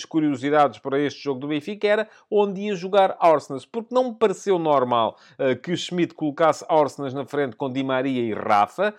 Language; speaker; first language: Portuguese; native; Portuguese